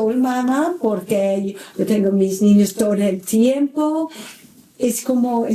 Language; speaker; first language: Spanish; non-native, learner; English